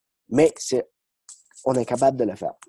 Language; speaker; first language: French; non-native, fluent; English